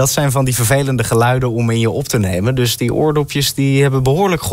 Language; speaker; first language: Dutch; native; Dutch